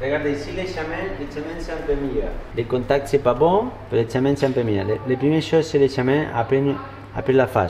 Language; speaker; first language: French; non-native, learner; Spanish